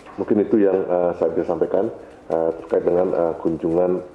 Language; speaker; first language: Indonesian; native; Indonesian